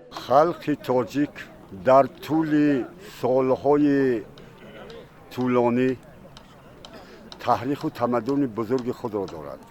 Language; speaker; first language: Tajik; non-native, local second language; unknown